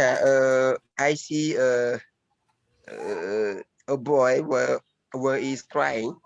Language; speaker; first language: English; non-native, learner; French